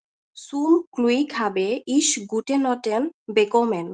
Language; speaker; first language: German; non-native, learner; Bangla